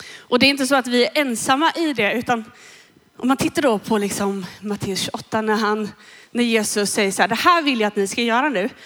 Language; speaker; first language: Swedish; native; Swedish